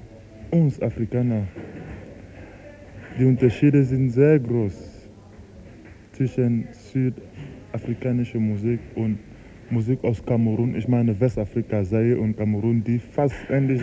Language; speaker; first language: German; non-native, fluent; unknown